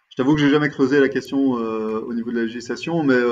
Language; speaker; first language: French; native; French